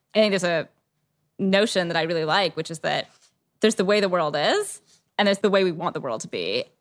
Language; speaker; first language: English; native; English